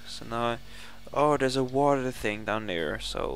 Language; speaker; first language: English; non-native, fluent; Swedish